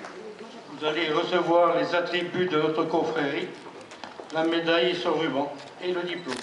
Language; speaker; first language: French; native; French